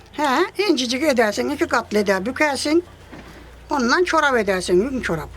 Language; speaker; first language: Turkish; native; Turkish